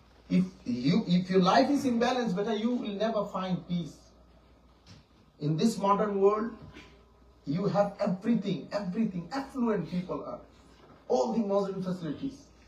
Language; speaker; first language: English; non-native, local second language; Bangla